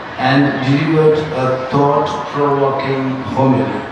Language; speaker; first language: English; non-native, local second language; Tamil